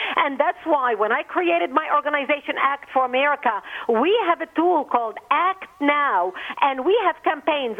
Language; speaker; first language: English; non-native, fluent; Arabic